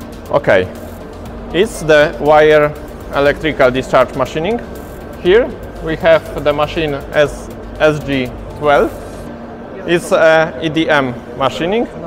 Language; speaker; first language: English; non-native, learner; Polish